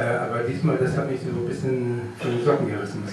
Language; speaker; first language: German; native; German